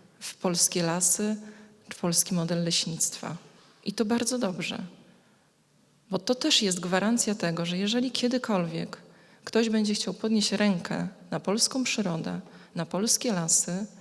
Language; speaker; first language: Polish; native; Polish